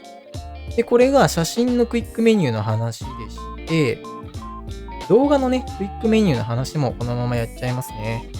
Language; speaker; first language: Japanese; native; Japanese